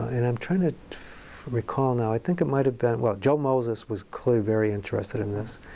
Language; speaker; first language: English; native; English